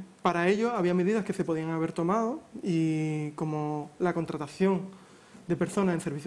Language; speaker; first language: Spanish; native; Spanish